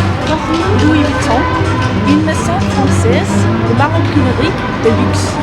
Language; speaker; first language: French; non-native, learner; Norwegian